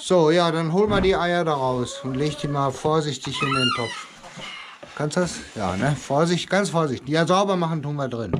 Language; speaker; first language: German; native; German